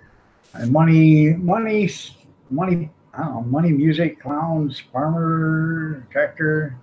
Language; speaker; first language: English; native; English